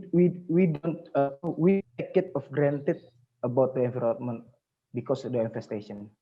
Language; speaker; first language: English; non-native, learner; Indonesian